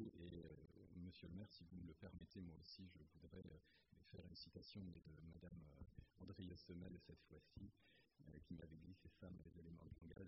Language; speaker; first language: French; native; French